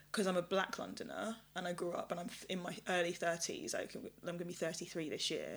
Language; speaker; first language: English; early bilingual, other home language; Yoruba